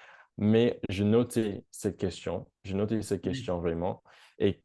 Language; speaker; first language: French; non-native, fluent; English